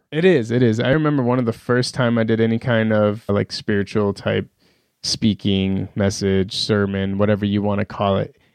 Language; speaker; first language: English; early bilingual, other home language; Persian